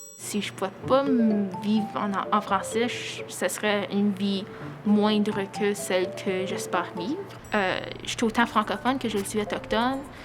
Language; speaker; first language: French; native; French